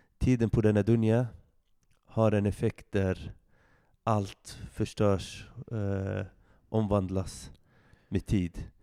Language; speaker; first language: Swedish; early bilingual, other home language; Arabic